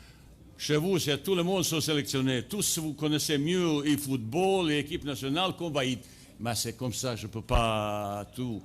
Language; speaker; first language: French; non-native, fluent; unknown